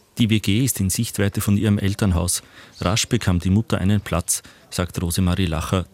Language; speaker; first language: German; native; German